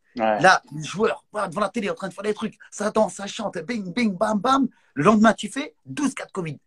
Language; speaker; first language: French; non-native, local second language; Arabic